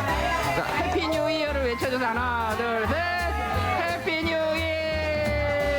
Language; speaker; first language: Korean; native; Korean